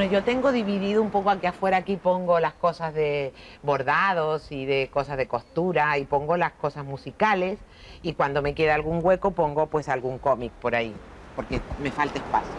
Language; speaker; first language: Spanish; native; Spanish